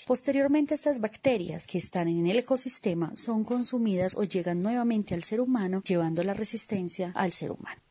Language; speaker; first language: Spanish; native; Spanish